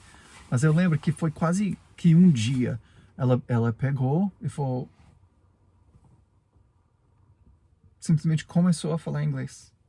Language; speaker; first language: Portuguese; non-native, fluent; English